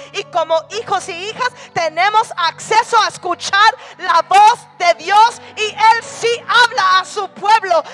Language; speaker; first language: Spanish; early bilingual, heritage; Spanish